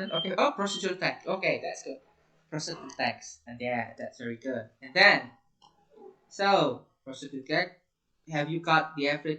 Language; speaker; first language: English; non-native, learner; Indonesian